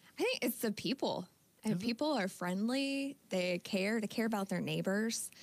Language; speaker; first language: English; native; English